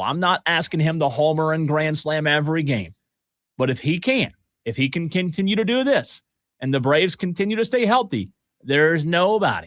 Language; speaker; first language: English; native; English